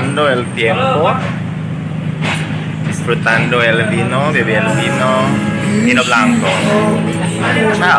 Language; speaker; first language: Spanish; non-native, learner; Indonesian